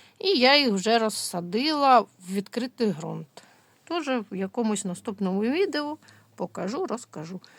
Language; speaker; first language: Ukrainian; non-native, local second language; Russian